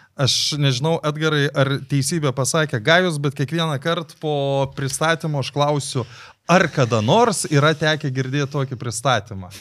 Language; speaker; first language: Lithuanian; native; Lithuanian